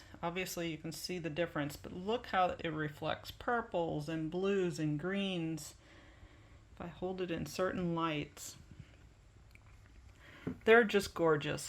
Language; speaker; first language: English; native; English